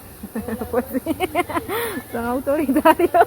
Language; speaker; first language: Spanish; native; Spanish